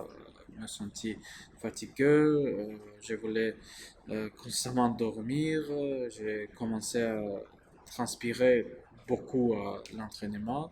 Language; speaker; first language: French; non-native, learner; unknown